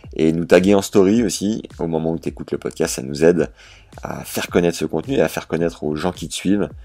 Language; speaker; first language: French; native; French